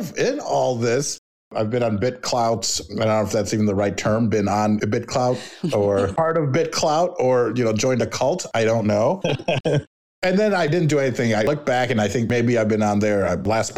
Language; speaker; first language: English; native; English